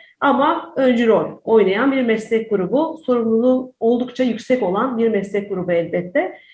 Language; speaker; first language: Turkish; native; Turkish